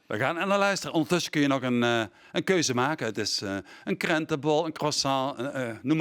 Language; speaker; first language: Dutch; native; Dutch